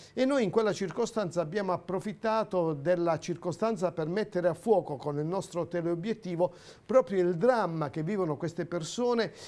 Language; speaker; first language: Italian; native; Italian